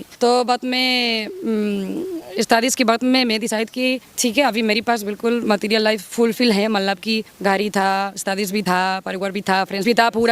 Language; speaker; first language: Hindi; non-native, learner; Spanish